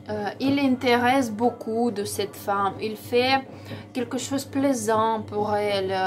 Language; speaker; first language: French; non-native, learner; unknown